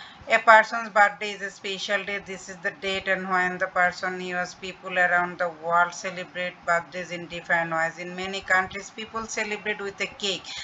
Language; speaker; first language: English; non-native, local second language; Bangla